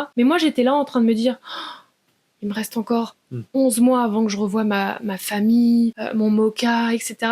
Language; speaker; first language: French; native; French